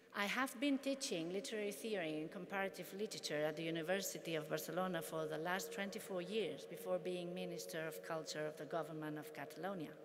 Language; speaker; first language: English; non-native, fluent; Catalan